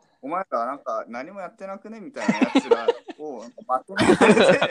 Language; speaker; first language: Japanese; native; Japanese